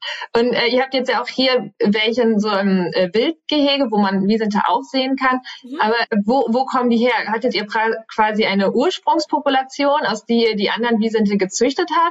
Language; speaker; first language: German; native; German